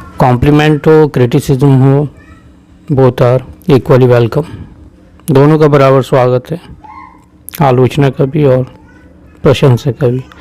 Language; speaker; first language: Hindi; native; Hindi